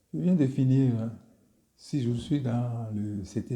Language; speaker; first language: French; non-native, local second language; Fon